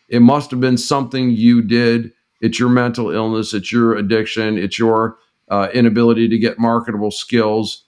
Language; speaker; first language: English; native; English